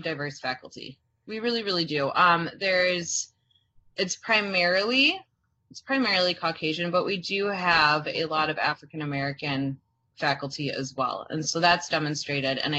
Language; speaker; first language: English; early bilingual, other home language; Croatian